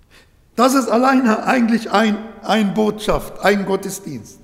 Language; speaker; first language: German; non-native, learner; Arabic